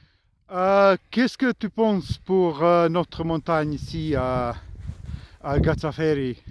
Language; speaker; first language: French; non-native, learner; Albanian